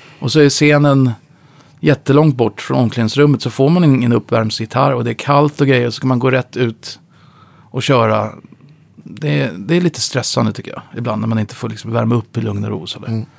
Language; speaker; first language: Swedish; native; Swedish